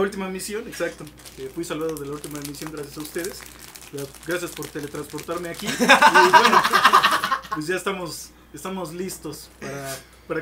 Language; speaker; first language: Spanish; native; Spanish